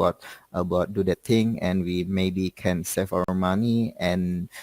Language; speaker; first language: English; non-native, learner; Indonesian